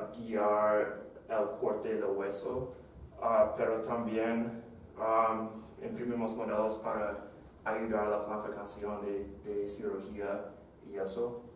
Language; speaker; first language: Spanish; non-native, fluent; English